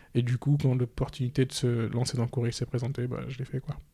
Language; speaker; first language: French; non-native, local second language; Wolof